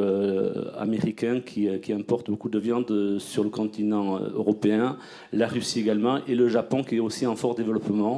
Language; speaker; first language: French; native; French